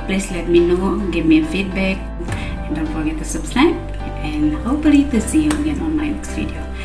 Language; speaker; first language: English; non-native, learner; Indonesian